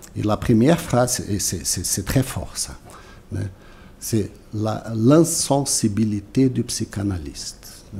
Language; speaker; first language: French; non-native, fluent; Portuguese